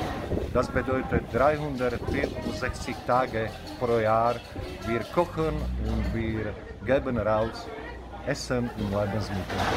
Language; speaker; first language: German; non-native, learner; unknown